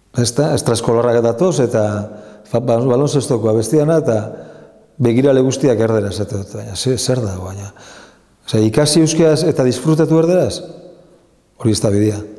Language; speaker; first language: Basque; native; Basque